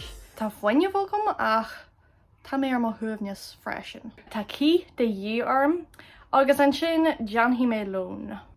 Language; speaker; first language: Irish; non-native, local second language; English